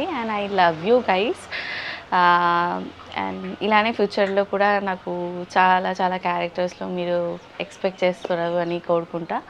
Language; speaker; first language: Telugu; non-native, learner; Bangla